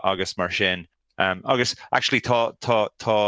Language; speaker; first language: Irish; non-native, learner; English